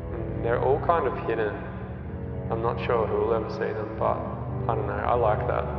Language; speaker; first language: English; native; English